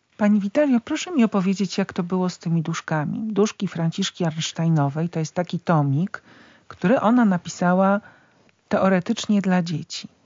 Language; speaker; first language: Polish; native; Polish